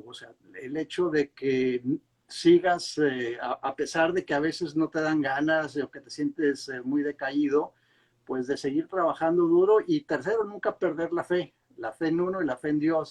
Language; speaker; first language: Spanish; native; Spanish